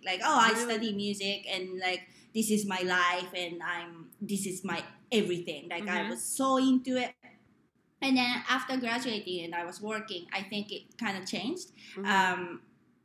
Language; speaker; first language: English; non-native, fluent; Japanese